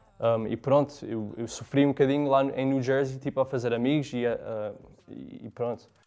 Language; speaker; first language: Portuguese; early bilingual, other home language; English